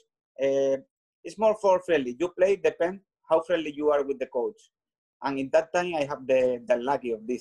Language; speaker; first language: English; non-native, learner; Spanish